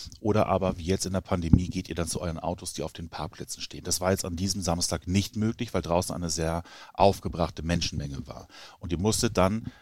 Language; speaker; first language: German; native; German